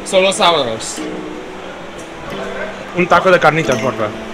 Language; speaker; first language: Spanish; non-native, learner; English